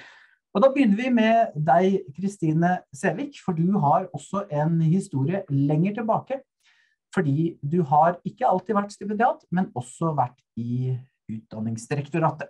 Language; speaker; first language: Norwegian; native; Norwegian